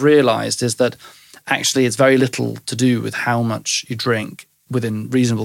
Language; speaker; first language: English; native; English